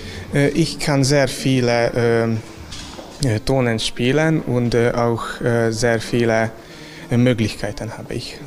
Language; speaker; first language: German; non-native, local second language; Hungarian